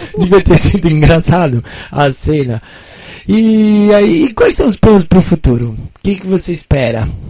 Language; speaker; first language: Portuguese; native; Portuguese